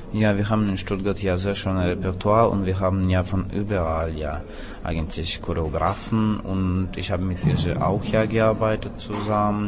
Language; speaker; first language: German; non-native, fluent; Russian